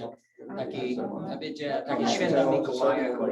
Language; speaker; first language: Polish; non-native, learner; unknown